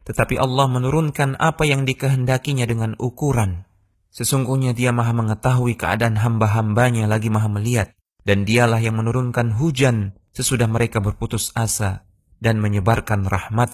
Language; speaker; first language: Indonesian; native; Indonesian